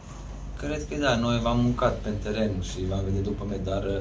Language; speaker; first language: Romanian; non-native, learner; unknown